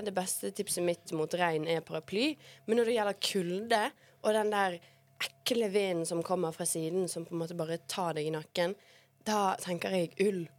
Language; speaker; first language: Norwegian; early bilingual, other home language; Bosnian